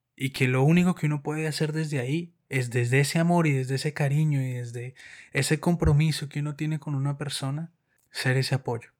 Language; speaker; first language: Spanish; native; Spanish